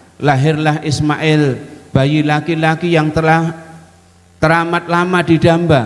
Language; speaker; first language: Indonesian; native; Indonesian